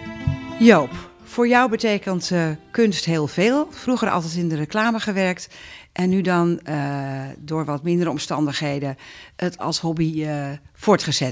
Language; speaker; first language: Dutch; native; Dutch